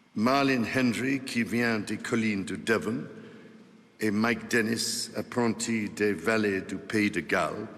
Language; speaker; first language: French; non-native, fluent; English